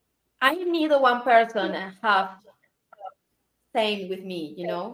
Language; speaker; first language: English; non-native, learner; Spanish